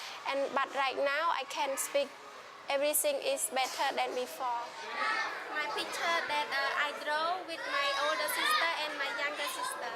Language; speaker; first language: English; non-native, learner; Khmer